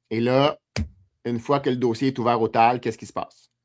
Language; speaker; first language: French; native; French